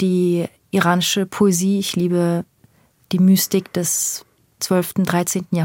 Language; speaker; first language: German; early bilingual, other home language; Persian